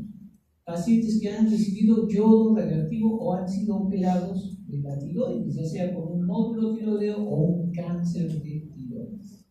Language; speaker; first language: Spanish; native; Spanish